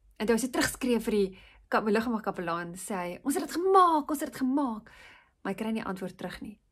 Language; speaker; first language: Afrikaans; native; Afrikaans